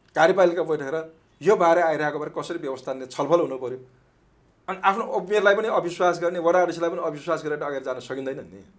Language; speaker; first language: Nepali; native; Nepali